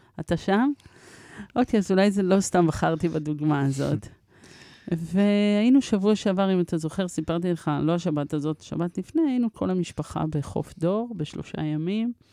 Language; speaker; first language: Hebrew; early bilingual, other home language; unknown